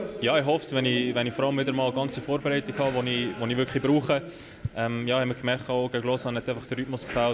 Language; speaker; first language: German; native; German